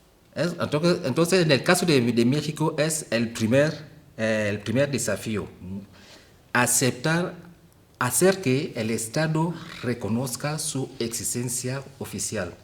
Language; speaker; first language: Spanish; non-native, fluent; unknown